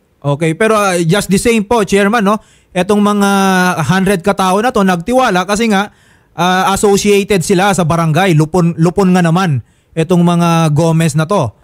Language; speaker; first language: Filipino; native; Filipino